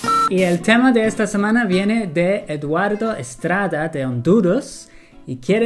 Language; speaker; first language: Spanish; non-native, fluent; English